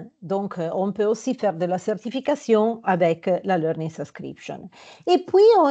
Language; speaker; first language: French; non-native, fluent; Italian